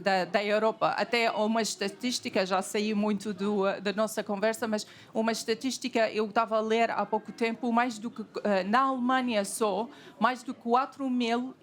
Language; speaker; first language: Portuguese; non-native, fluent; Arabic